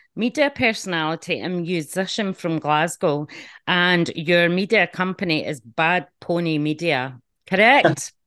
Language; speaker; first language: English; native; English